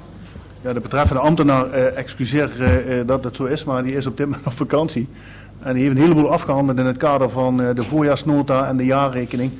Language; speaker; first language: Dutch; native; Dutch